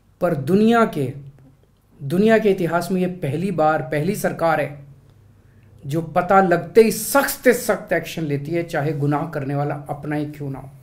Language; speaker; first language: Hindi; native; Hindi